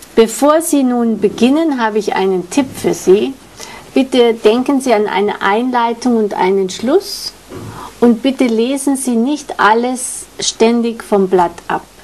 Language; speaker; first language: German; native; German